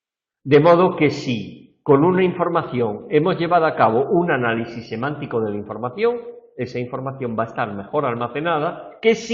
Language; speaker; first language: Spanish; native; Spanish